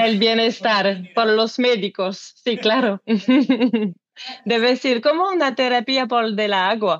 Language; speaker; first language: Spanish; non-native, learner; French